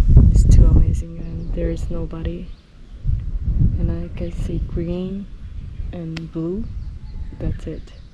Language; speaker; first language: English; non-native, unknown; Japanese